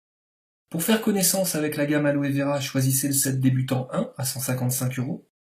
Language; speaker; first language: French; native; French